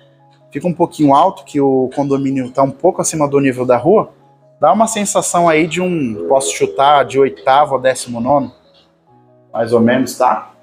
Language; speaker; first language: Portuguese; native; Portuguese